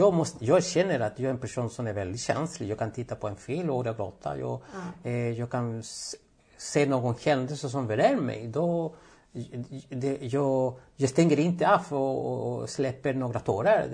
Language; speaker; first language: Swedish; non-native, fluent; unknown